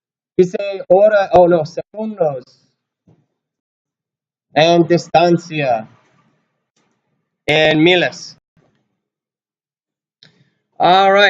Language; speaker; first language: Spanish; non-native, learner; English